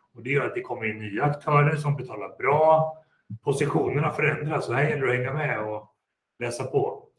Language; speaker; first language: Swedish; native; Swedish